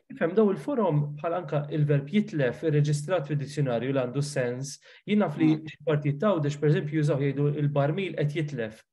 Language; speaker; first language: Maltese; native; Maltese